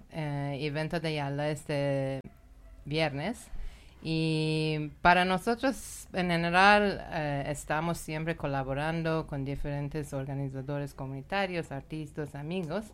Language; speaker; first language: Spanish; non-native, learner; Persian